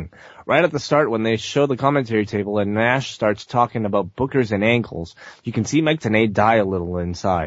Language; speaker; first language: English; native; English